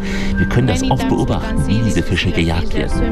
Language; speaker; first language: German; native; German